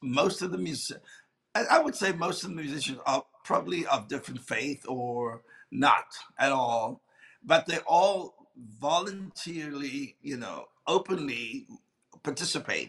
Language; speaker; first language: English; non-native, local second language; Afrikaans